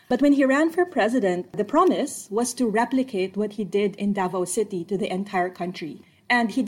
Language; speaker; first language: English; non-native, local second language; Filipino